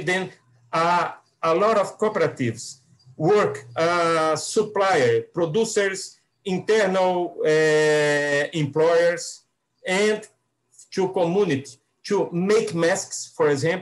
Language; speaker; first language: English; non-native, learner; Portuguese